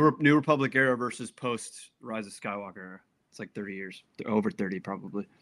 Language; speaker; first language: English; native; English